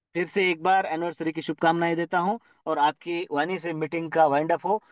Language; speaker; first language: Hindi; non-native, local second language; Marathi